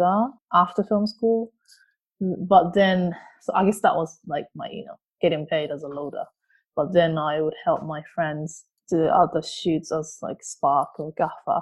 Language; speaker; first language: English; non-native, fluent; Japanese